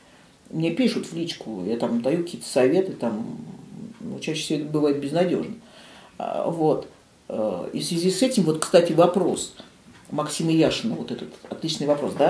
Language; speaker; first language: Russian; native; Russian